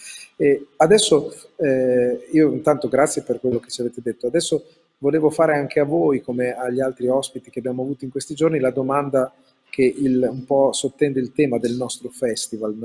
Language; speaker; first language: Italian; native; Italian